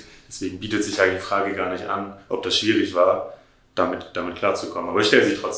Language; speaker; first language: German; native; German